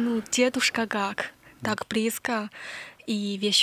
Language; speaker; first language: Russian; non-native, learner; Chinese